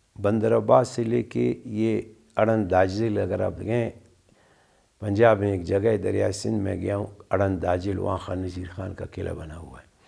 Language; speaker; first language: Urdu; non-native, local second language; Brahui